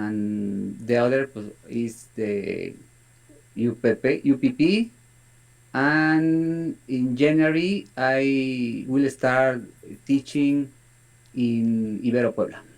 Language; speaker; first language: English; non-native, learner; Spanish